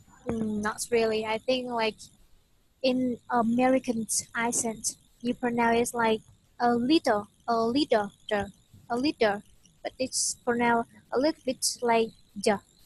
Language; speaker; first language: English; non-native, fluent; Vietnamese